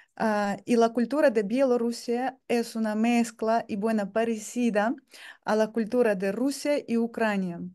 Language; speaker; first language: Spanish; non-native, fluent; Russian